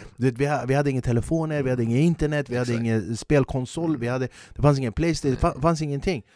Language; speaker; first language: Swedish; native; Swedish